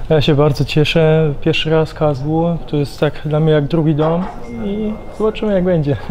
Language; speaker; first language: Polish; early bilingual, heritage; Polish